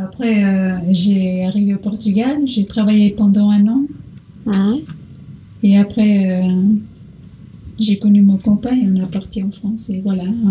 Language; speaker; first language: French; non-native, learner; Portuguese